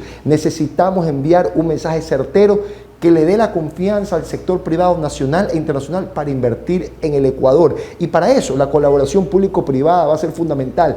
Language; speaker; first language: Spanish; native; Spanish